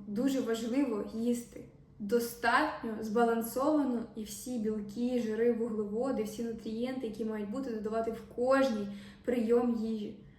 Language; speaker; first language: Ukrainian; non-native, local second language; Russian